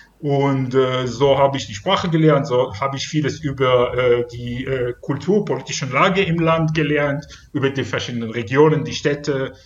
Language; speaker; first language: German; non-native, fluent; Hebrew